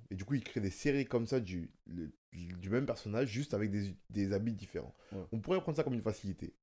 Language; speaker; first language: French; native; French